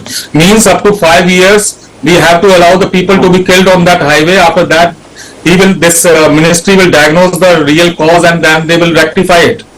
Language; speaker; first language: English; non-native, local second language; Hindi